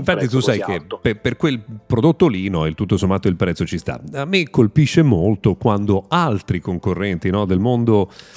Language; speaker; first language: Italian; native; Italian